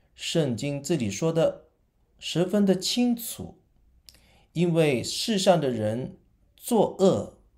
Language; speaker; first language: Chinese; non-native, local second language; Cantonese